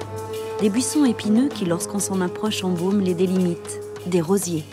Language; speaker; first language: French; native; French